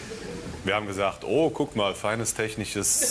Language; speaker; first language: German; native; German